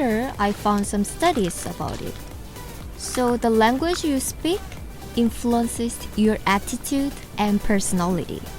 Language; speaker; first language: English; non-native, fluent; Korean